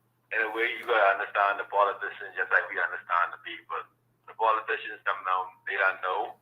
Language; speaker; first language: English; native; English